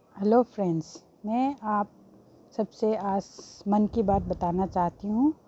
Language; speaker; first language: Hindi; non-native, local second language; Manipuri